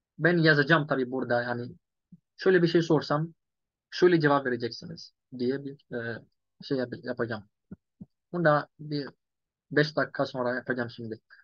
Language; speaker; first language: Turkish; non-native, fluent; Yoruba